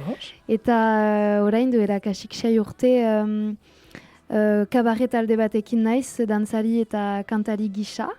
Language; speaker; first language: Basque; non-native, local second language; French